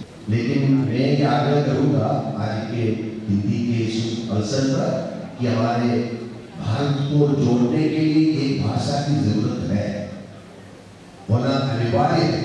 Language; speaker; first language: Hindi; non-native, local second language; Malayalam